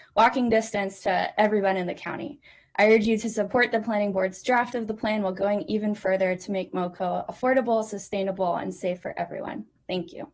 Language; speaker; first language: English; native; English